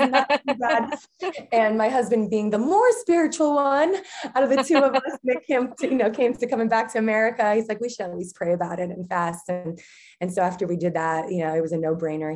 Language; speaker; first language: English; native; English